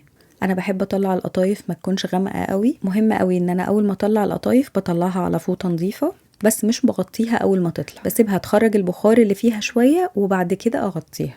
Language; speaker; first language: Arabic; native; Arabic